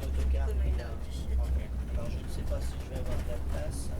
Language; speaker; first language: French; native; French